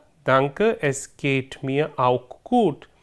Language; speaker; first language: German; non-native, fluent; Hindi